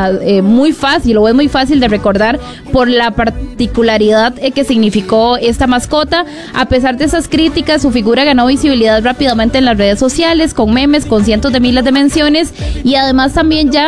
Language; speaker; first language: Spanish; native; Spanish